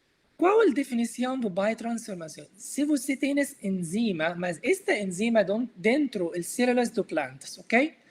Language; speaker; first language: Portuguese; non-native, learner; Arabic